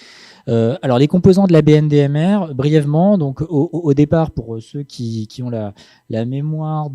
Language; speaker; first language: French; native; French